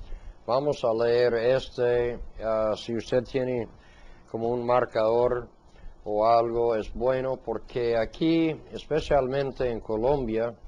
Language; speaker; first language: Spanish; non-native, fluent; English